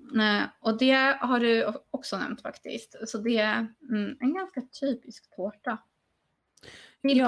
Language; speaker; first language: Swedish; non-native, fluent; Polish